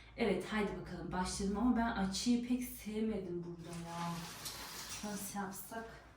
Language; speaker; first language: Turkish; early bilingual, heritage; Turkish